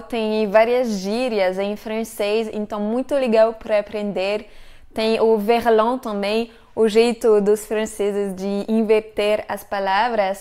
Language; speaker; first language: Portuguese; non-native, fluent; French